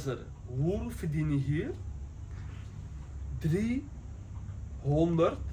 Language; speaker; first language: Dutch; early bilingual, other home language; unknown